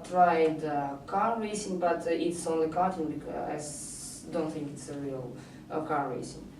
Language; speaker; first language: English; non-native, learner; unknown